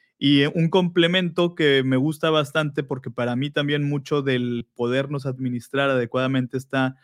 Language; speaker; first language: Spanish; native; Spanish